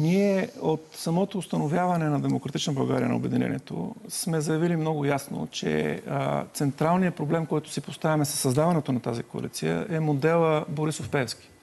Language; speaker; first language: Bulgarian; native; Bulgarian